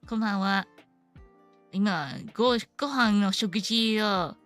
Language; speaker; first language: Japanese; non-native, learner; English